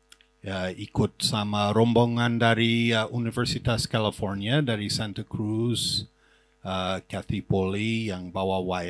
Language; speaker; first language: Indonesian; non-native, fluent; English